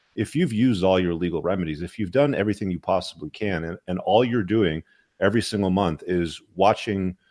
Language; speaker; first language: English; native; English